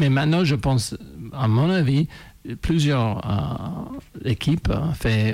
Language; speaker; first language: French; non-native, fluent; English